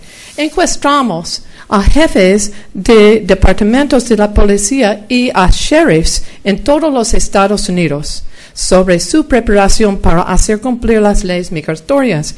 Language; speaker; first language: Spanish; non-native, fluent; English